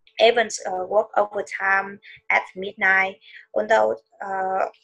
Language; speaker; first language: English; non-native, learner; Vietnamese